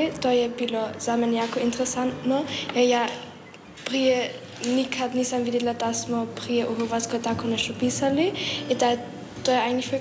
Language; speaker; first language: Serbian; early bilingual, heritage; German